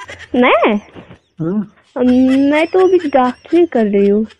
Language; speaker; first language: Hindi; non-native, local second language; Kashmiri